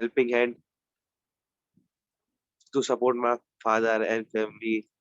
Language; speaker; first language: English; non-native, learner; Urdu